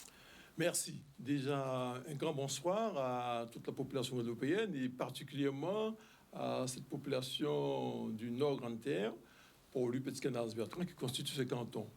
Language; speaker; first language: French; native; French